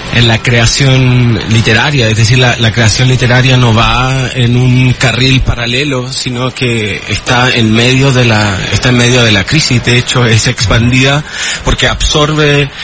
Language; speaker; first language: Spanish; native; Spanish